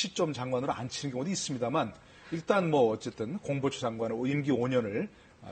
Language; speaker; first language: Korean; native; Korean